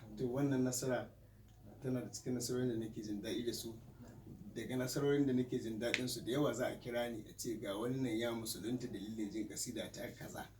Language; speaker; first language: Hausa; native; Hausa